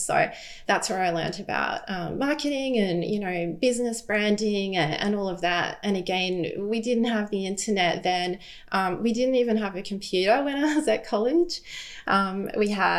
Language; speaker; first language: English; native; English